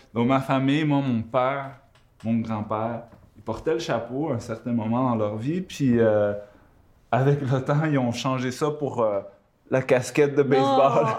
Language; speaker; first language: French; early bilingual, other home language; Spanish